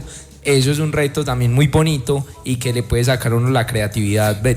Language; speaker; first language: Spanish; native; Spanish